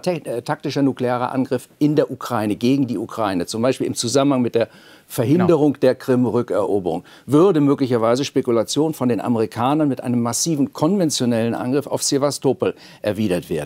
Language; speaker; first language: German; native; German